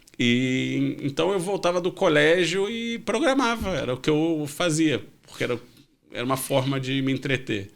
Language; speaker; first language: Portuguese; native; Portuguese